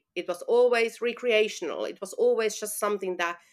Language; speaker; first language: English; non-native, fluent; Finnish